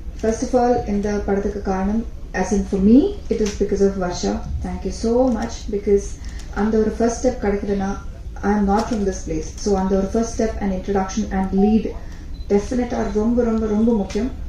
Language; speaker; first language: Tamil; non-native, learner; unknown